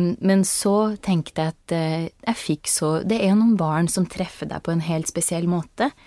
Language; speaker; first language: Norwegian; non-native, fluent; Portuguese